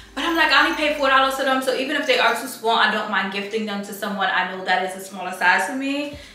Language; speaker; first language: English; native; English